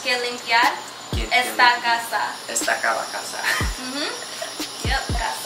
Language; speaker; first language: Spanish; non-native, learner; English